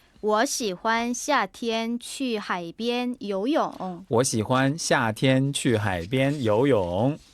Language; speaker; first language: Chinese; non-native, learner; Korean